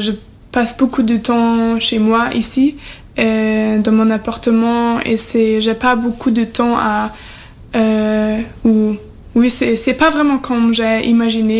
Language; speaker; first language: French; non-native, learner; German